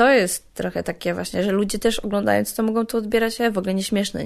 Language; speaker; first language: Polish; native; Polish